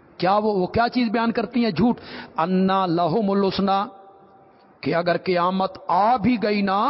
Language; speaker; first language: Urdu; non-native, local second language; Punjabi